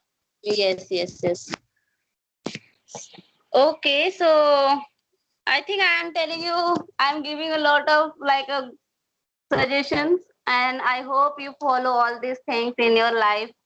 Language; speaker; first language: English; non-native, learner; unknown